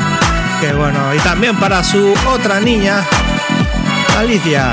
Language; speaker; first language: Spanish; native; Spanish